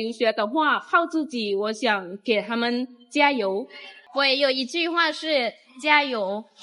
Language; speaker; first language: Chinese; non-native, fluent; Lao